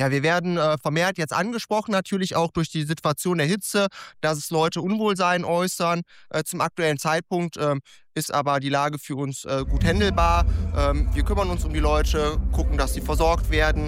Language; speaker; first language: German; native; German